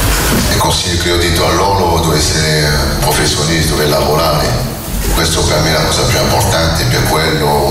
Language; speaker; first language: Italian; non-native, fluent; French